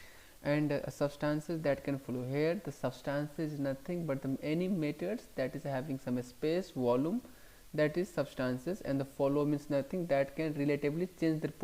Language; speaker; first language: English; non-native, local second language; Hindi